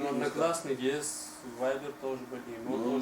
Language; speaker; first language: Russian; non-native, learner; Tajik